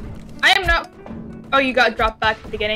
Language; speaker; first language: English; native; English